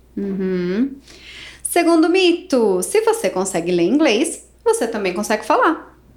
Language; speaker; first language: Portuguese; native; Portuguese